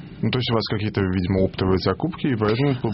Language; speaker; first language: Russian; native; Russian